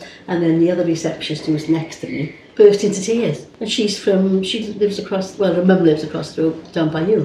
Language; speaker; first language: English; native; English